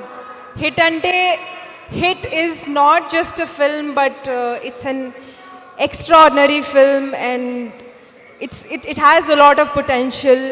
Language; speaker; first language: Telugu; non-native, local second language; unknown